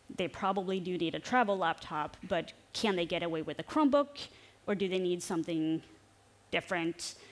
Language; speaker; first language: English; non-native, fluent; Norwegian